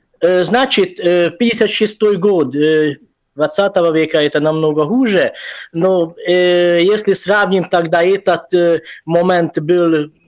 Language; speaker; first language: Russian; non-native, fluent; Hungarian